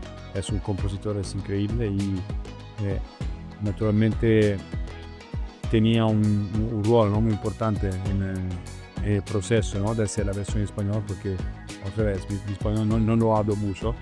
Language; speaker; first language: Spanish; non-native, learner; Italian